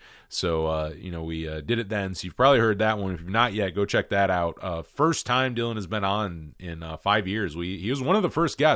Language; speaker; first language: English; native; English